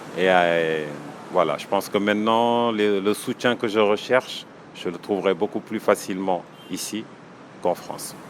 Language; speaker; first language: French; non-native, local second language; Wolof